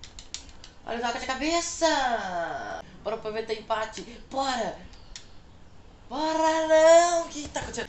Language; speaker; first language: Portuguese; native; Portuguese